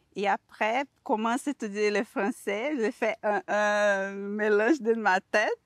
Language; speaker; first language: French; non-native, learner; Portuguese